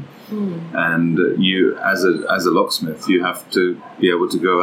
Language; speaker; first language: English; native; English